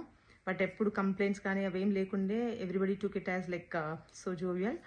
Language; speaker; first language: Telugu; native; Telugu